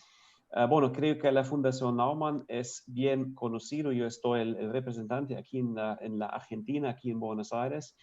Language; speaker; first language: Spanish; non-native, fluent; German